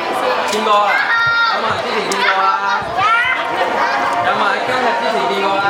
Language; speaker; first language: Cantonese; native; Cantonese